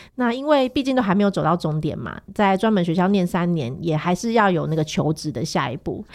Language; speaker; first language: Chinese; native; Chinese